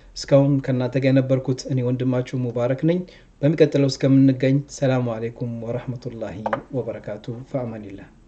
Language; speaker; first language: Amharic; early bilingual, heritage; Amharic